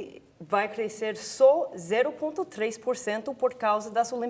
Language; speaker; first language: Portuguese; non-native, fluent; English